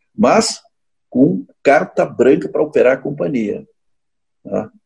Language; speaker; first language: Portuguese; native; Portuguese